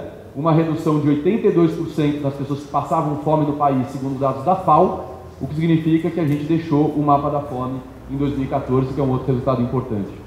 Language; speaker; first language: Portuguese; native; Portuguese